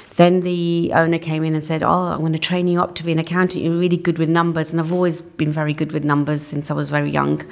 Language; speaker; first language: English; non-native, local second language; Punjabi